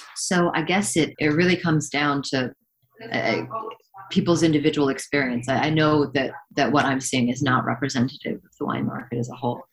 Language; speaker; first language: English; native; English